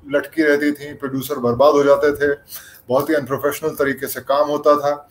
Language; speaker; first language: Hindi; native; Hindi